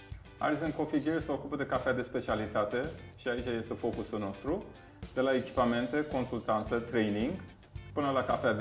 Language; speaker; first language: Romanian; non-native, fluent; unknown